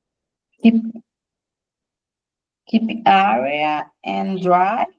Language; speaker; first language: English; non-native, learner; Portuguese